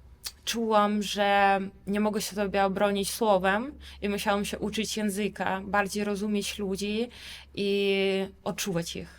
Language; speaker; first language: Polish; non-native, fluent; Russian